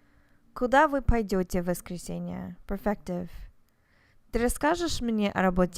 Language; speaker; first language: Russian; non-native, fluent; English